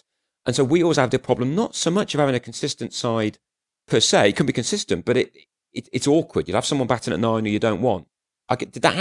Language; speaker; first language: English; native; English